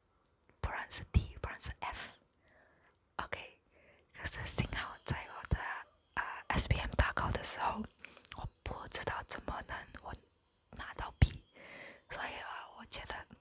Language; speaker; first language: Chinese; non-native, local second language; English